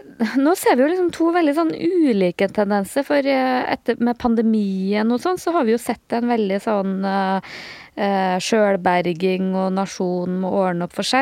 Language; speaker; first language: Norwegian; native; Norwegian